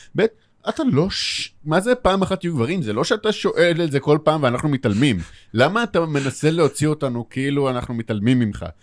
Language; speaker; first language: Hebrew; native; Hebrew